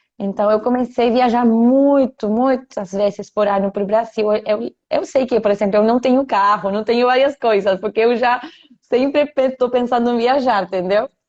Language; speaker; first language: Portuguese; non-native, fluent; Spanish